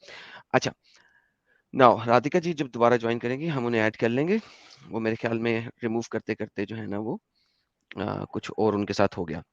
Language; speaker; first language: Hindi; native; Hindi